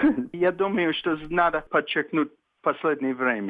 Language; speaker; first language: Russian; non-native, fluent; English